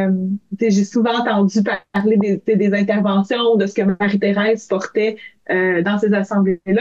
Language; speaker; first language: French; native; French